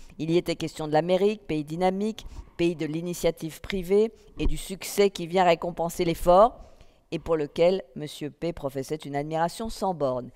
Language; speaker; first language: French; native; French